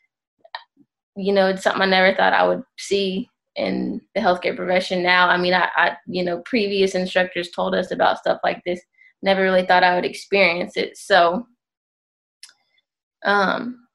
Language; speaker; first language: English; native; English